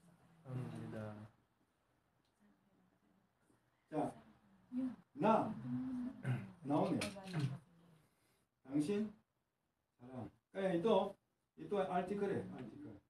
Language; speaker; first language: Korean; non-native, fluent; Filipino